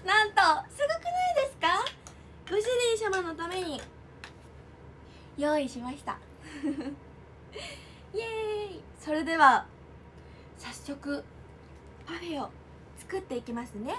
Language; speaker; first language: Japanese; native; Japanese